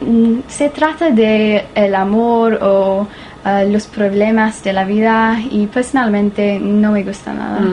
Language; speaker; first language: Spanish; non-native, learner; English